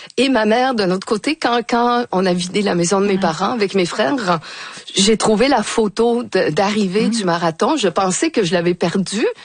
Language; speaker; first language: French; native; French